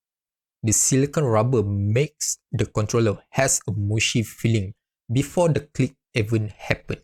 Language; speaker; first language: English; non-native, fluent; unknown